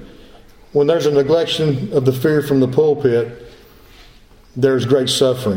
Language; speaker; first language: English; native; English